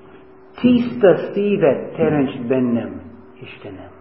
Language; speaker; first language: Hungarian; non-native, fluent; English